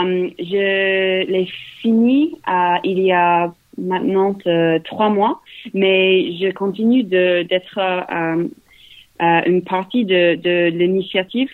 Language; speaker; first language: French; non-native, learner; English